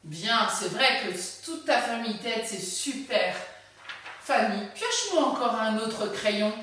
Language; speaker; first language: French; native; French